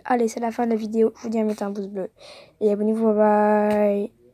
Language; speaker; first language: French; native; French